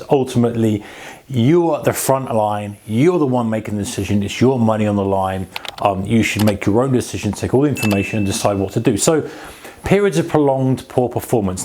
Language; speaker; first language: English; native; English